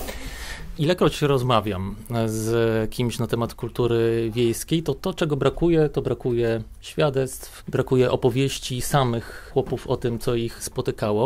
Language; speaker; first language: Polish; native; Polish